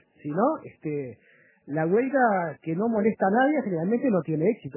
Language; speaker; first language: Spanish; native; Spanish